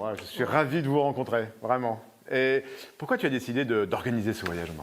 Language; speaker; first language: French; native; French